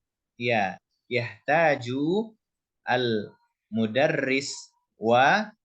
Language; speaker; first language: Arabic; non-native, fluent; Indonesian